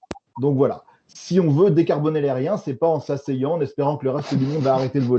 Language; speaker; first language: French; native; French